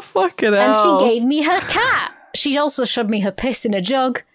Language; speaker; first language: English; native; English